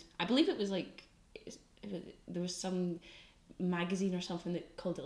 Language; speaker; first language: English; native; English